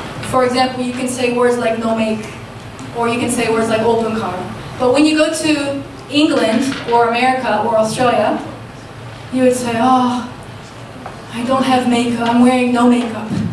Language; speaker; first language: English; native; English